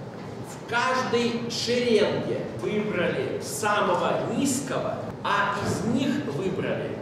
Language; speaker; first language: Russian; native; Russian